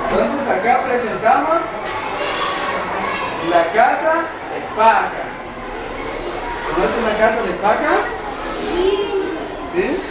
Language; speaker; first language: Spanish; non-native, local second language; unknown